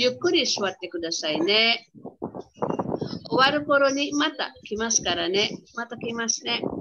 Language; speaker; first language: Japanese; non-native, fluent; Filipino